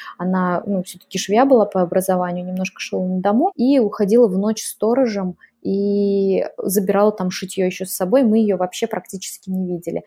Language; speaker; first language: Russian; native; Russian